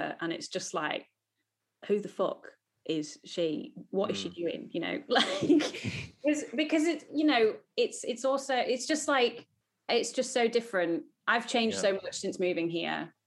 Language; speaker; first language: English; native; English